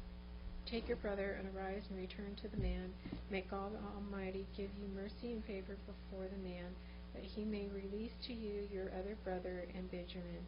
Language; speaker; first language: English; native; English